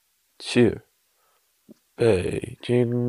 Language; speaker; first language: Chinese; non-native, learner; English